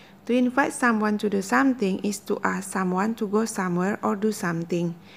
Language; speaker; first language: English; non-native, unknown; Indonesian